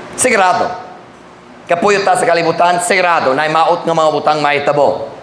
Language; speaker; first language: Cebuano; non-native, fluent; English